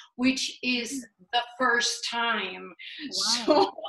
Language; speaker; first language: English; non-native, fluent; Swedish